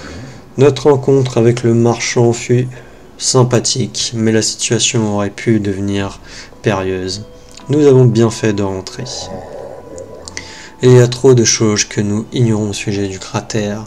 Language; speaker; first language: French; native; French